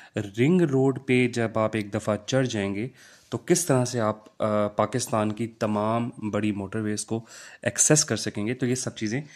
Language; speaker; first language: Urdu; non-native, local second language; Punjabi